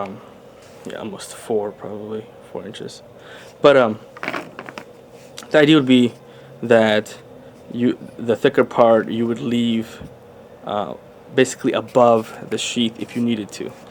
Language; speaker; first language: English; native; English